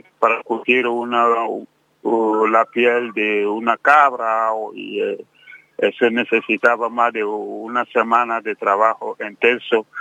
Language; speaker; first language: Spanish; non-native, fluent; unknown